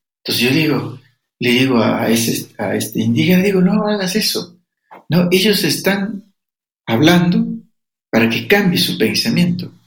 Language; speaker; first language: Spanish; non-native, local second language; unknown